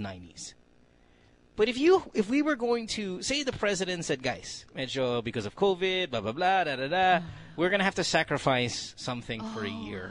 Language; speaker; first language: English; non-native, local second language; Filipino